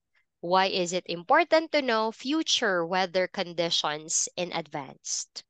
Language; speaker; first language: English; non-native, fluent; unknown